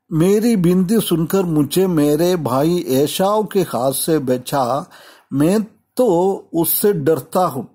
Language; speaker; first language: Hindi; non-native, local second language; Malayalam